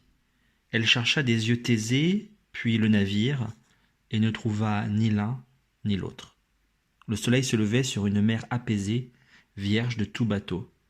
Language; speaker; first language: French; native; French